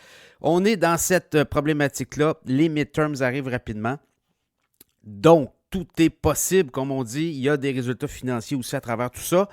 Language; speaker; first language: French; native; French